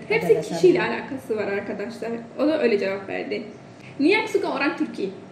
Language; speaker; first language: Turkish; non-native, fluent; Indonesian